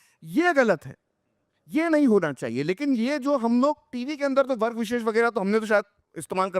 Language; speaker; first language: Hindi; native; Hindi